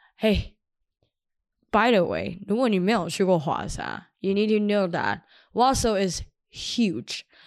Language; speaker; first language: English; non-native, fluent; Chinese